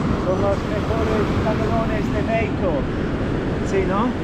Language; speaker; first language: Spanish; non-native, learner; English